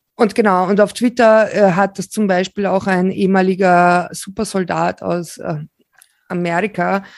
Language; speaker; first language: German; early bilingual, other home language; Slovak